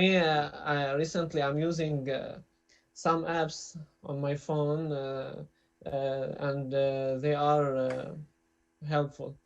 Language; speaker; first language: English; non-native, learner; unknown